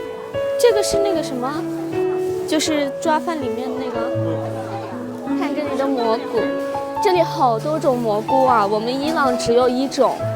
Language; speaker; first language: Chinese; non-native, fluent; Persian